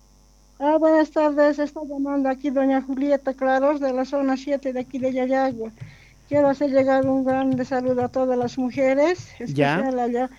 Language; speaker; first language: Spanish; native; Spanish